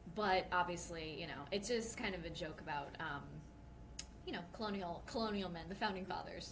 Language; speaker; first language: English; native; English